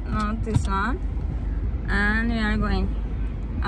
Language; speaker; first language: English; non-native, learner; Turkish